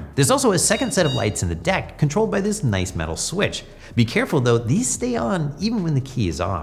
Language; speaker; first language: English; native; English